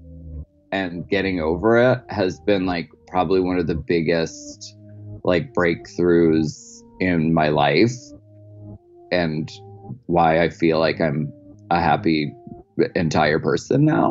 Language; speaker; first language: English; native; English